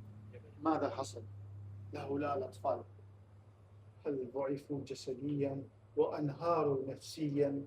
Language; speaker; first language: Arabic; native; Arabic